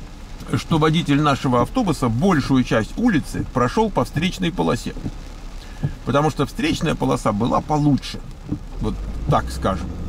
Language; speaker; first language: Russian; native; Russian